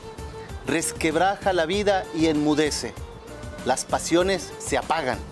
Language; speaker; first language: Spanish; native; Spanish